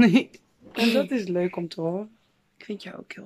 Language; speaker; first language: Dutch; native; Dutch